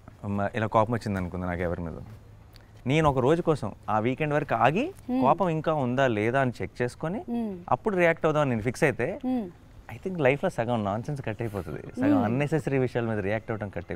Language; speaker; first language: Telugu; native; Telugu